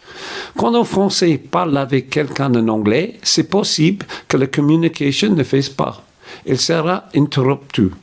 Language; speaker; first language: French; non-native, fluent; English